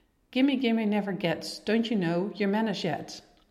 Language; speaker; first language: English; non-native, fluent; Dutch